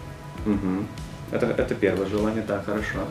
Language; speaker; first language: Russian; native; Russian